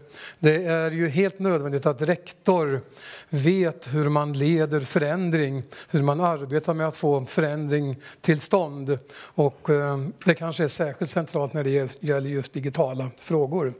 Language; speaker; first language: Swedish; native; Swedish